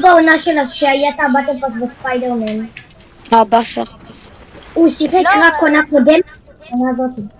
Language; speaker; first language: Hebrew; native; Hebrew